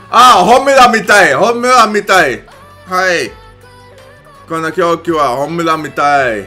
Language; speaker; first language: Japanese; non-native, learner; English